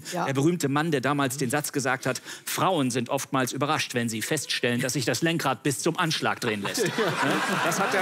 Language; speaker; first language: German; native; German